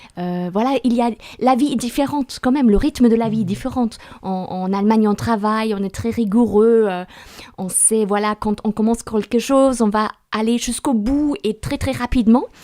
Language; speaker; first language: French; non-native, fluent; German